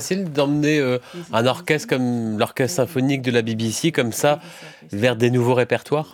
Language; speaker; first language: French; native; French